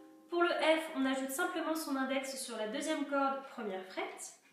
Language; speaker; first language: French; native; French